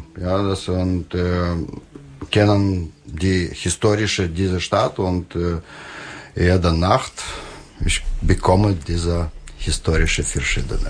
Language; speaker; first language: German; non-native, learner; Russian